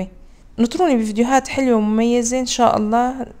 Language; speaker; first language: Arabic; native; Arabic